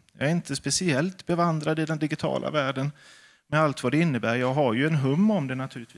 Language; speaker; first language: Swedish; native; Swedish